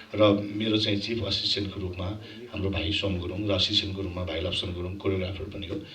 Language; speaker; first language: Nepali; non-native, local second language; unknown